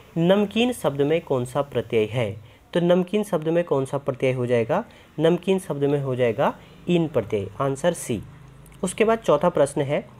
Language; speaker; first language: Hindi; native; Hindi